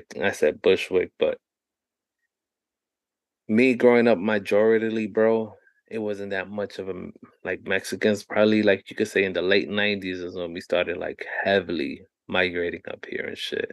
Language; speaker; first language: English; native; English